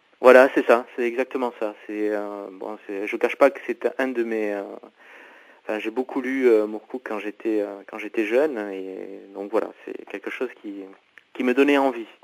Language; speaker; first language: French; non-native, fluent; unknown